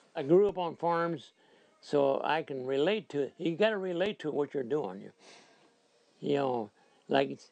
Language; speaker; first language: English; native; English